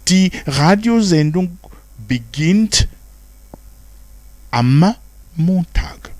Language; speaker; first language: German; non-native, fluent; Rundi